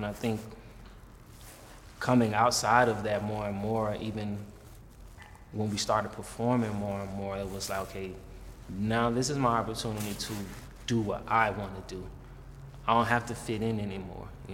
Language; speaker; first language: English; native; English